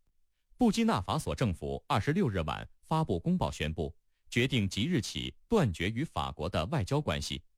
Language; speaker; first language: Chinese; native; Chinese